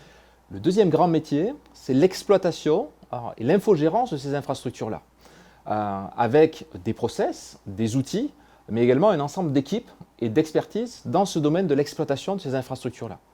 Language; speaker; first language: French; native; French